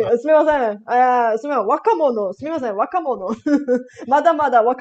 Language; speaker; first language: Japanese; non-native, learner; Bulgarian